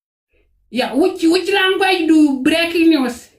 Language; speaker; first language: English; non-native, learner; Oromo